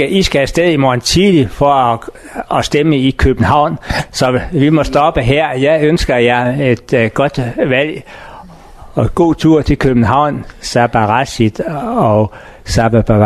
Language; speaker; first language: Danish; non-native, learner; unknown